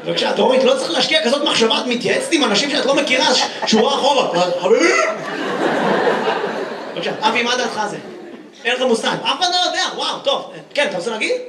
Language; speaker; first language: Hebrew; native; Hebrew